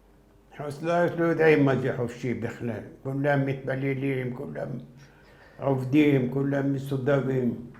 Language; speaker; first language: Hebrew; non-native, fluent; Arabic